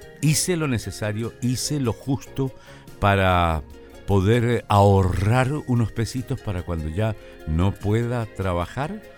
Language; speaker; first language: Spanish; native; Spanish